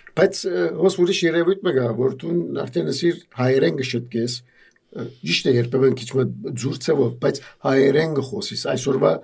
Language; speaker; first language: Armenian; early bilingual, heritage; Armenian